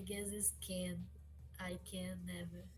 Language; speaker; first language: English; non-native, learner; Portuguese